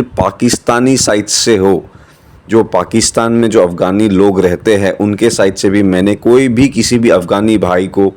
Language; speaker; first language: Hindi; non-native, local second language; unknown